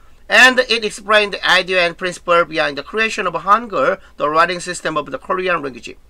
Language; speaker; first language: English; non-native, fluent; Korean